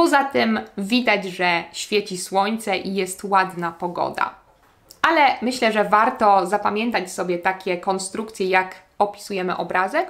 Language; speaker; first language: Polish; native; Polish